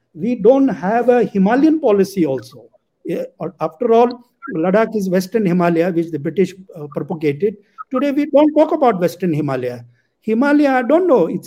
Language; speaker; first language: English; non-native, local second language; Ladakhi